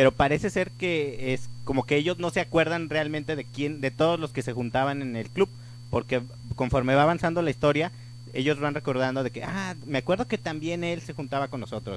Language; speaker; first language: Spanish; native; Spanish